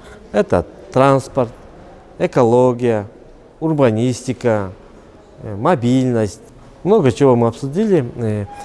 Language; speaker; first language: Russian; non-native, local second language; Kyrgyz